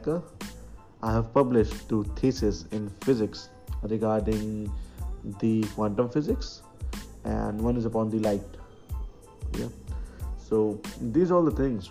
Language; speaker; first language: English; non-native, local second language; Hindi